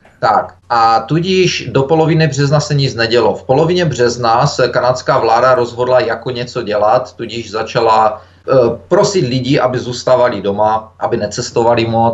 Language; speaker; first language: Czech; native; Czech